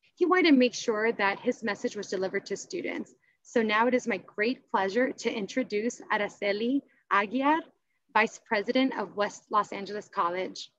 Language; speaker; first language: English; native; English